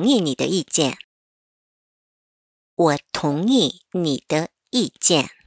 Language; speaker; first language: Chinese; non-native, fluent; Korean